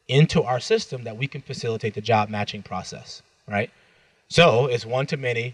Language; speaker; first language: English; native; English